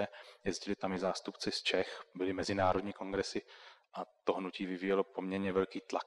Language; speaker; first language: Czech; native; Czech